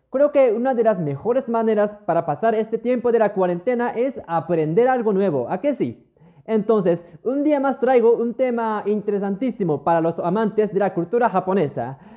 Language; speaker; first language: Spanish; non-native, fluent; Japanese